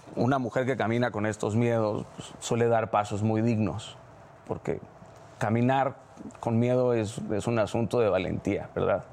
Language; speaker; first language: Spanish; native; Spanish